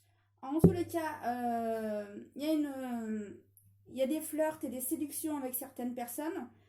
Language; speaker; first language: French; native; French